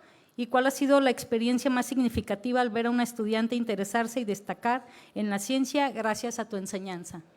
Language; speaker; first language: Spanish; native; Spanish